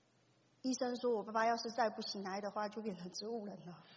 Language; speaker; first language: Chinese; native; Chinese